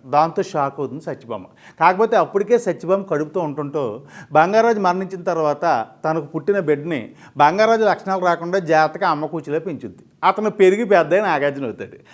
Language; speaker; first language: Telugu; native; Telugu